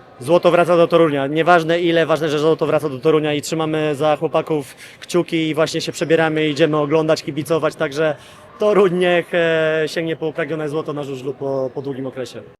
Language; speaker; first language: Polish; native; Polish